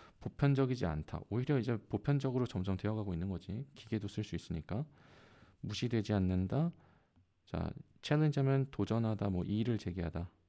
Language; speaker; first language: Korean; native; Korean